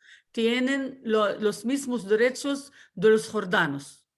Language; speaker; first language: Spanish; non-native, fluent; Arabic